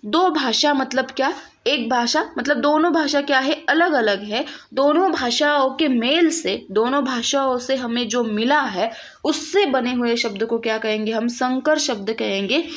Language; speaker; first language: Hindi; non-native, local second language; Marathi